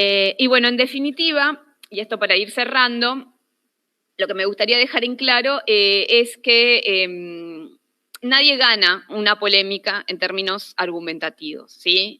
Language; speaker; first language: Spanish; native; Spanish